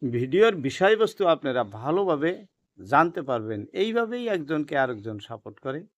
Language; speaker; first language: Bangla; non-native, local second language; Assamese